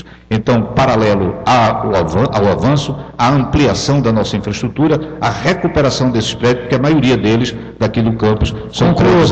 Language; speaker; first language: Portuguese; native; Portuguese